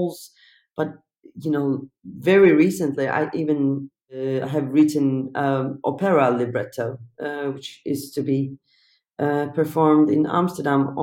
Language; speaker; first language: English; non-native, fluent; Turkish